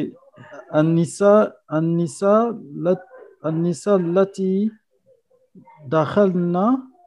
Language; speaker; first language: Arabic; non-native, learner; French